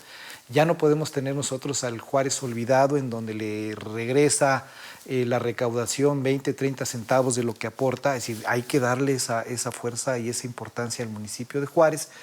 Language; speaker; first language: Spanish; native; Spanish